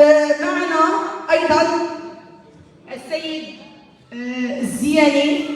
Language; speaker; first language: Arabic; native; Arabic